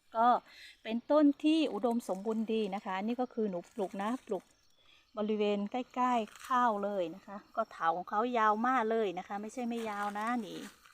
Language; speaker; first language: Thai; non-native, local second language; Hmong